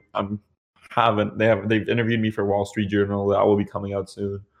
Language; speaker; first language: English; native; English